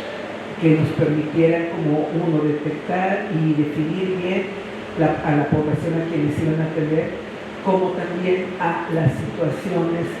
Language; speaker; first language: Spanish; native; Spanish